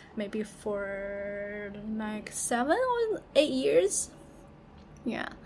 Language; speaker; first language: English; non-native, fluent; Chinese